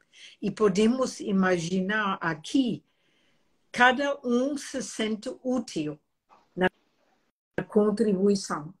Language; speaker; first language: Portuguese; non-native, fluent; German